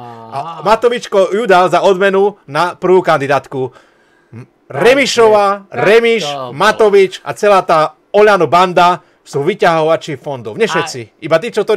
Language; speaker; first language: Slovak; native; Slovak